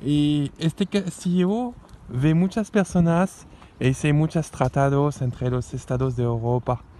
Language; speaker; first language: Spanish; non-native, learner; French